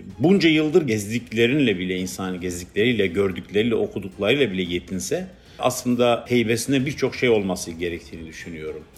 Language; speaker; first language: Turkish; non-native, local second language; Kurdish